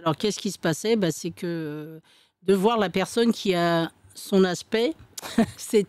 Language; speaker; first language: French; native; French